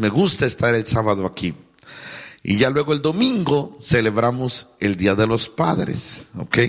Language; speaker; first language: Spanish; native; Spanish